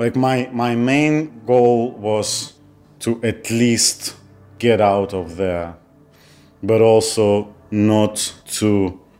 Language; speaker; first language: English; non-native, fluent; Kazakh